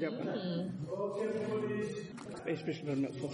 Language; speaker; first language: English; non-native, learner; Bangla